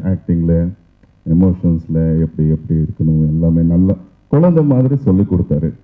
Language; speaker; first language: Tamil; non-native, learner; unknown